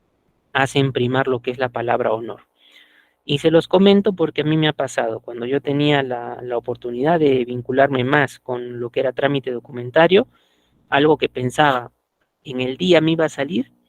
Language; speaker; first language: Spanish; native; Spanish